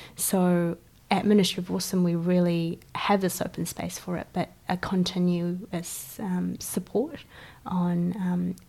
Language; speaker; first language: English; early bilingual, other home language; Chinese